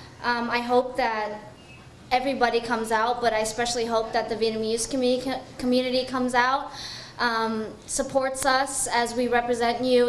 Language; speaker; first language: English; early bilingual, other home language; Vietnamese